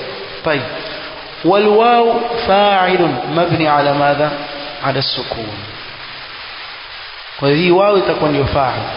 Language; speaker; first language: Arabic; non-native, fluent; Swahili